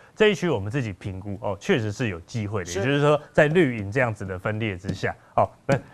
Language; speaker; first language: Chinese; native; Chinese